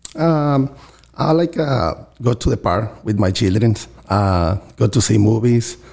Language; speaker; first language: English; non-native, learner; Spanish